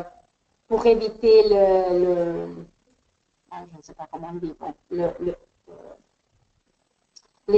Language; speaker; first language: French; non-native, fluent; Spanish